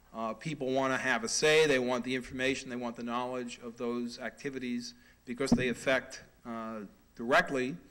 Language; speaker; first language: English; native; English